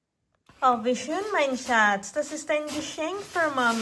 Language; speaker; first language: German; non-native, fluent; Filipino